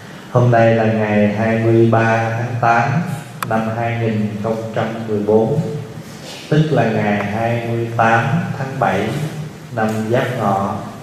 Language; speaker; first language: Vietnamese; early bilingual, heritage; Vietnamese